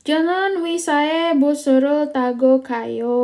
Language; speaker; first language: Korean; non-native, fluent; Indonesian